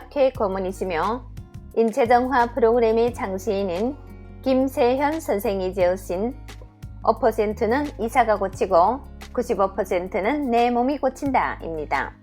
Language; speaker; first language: Korean; native; Korean